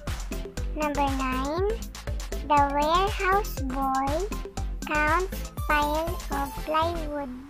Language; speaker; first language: English; non-native, local second language; Filipino